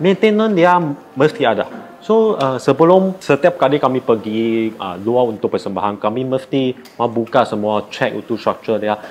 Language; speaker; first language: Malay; non-native, local second language; Chinese